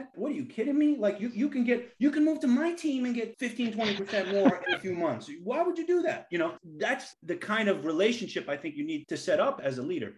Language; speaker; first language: English; native; English